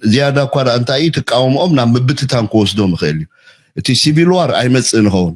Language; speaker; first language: Tigrinya; native; Tigrinya